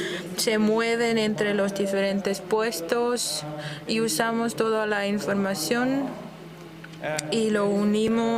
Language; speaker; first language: Spanish; non-native, fluent; Dutch